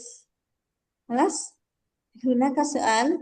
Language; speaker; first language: Arabic; non-native, fluent; Indonesian